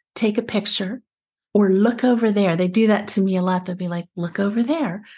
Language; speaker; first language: English; native; English